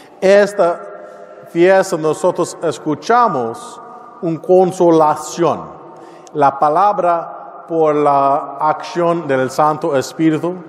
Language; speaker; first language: Spanish; non-native, learner; English